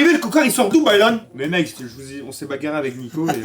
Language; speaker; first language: French; native; French